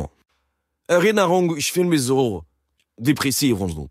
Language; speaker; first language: German; non-native, learner; French